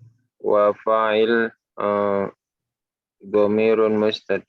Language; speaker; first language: Arabic; non-native, learner; Malay